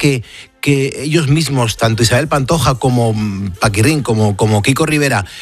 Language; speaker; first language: Spanish; native; Spanish